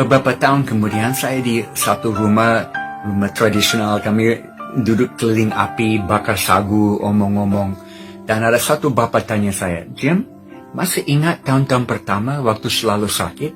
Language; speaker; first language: Indonesian; non-native, fluent; English